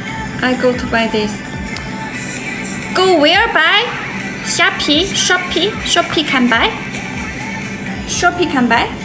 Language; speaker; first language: English; non-native, learner; Chinese